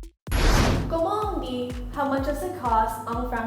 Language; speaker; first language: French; non-native, learner; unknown